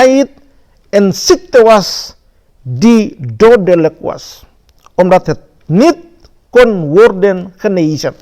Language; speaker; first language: Dutch; non-native, fluent; Indonesian